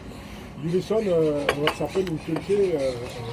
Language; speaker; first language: English; non-native, learner; French